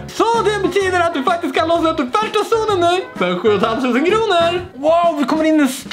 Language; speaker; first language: Swedish; native; Swedish